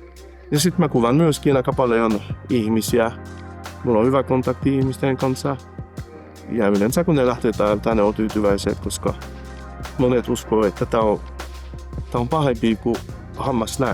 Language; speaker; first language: Finnish; non-native, fluent; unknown